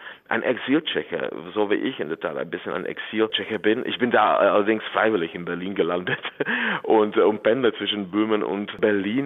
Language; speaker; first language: German; non-native, fluent; Czech